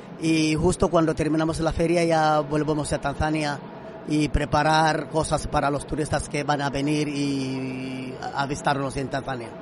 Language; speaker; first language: Spanish; non-native, fluent; Swahili